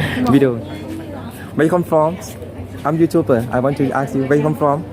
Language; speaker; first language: English; non-native, learner; Thai